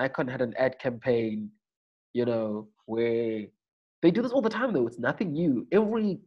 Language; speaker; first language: English; non-native, local second language; Xhosa